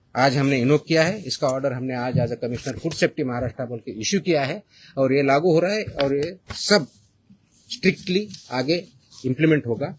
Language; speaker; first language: Hindi; non-native, local second language; Marathi